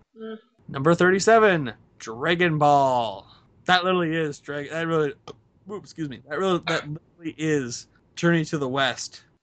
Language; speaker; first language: English; native; English